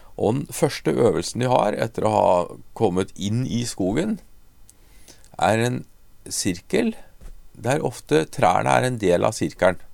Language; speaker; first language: Norwegian; native; Norwegian